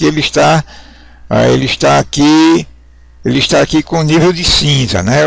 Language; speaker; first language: Portuguese; native; Portuguese